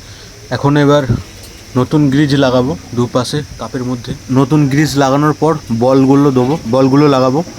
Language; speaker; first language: Bangla; native; Bangla